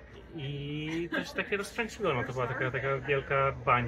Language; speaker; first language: Polish; early bilingual, heritage; English